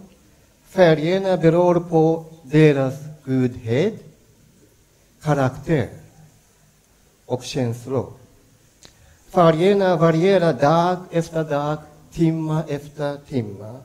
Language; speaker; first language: Swedish; non-native, learner; Japanese